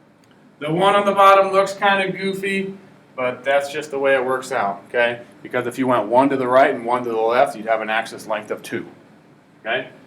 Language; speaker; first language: English; native; English